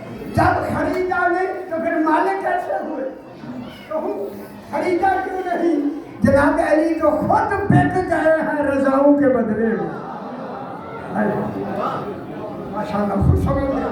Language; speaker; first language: Urdu; native; Urdu